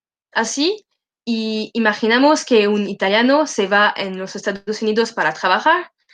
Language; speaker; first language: Spanish; non-native, learner; French